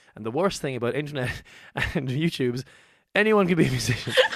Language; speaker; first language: English; native; English